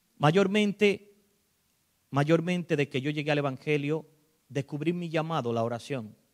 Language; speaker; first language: Spanish; native; Spanish